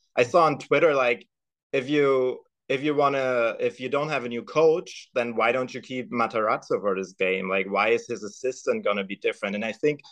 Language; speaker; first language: English; non-native, fluent; German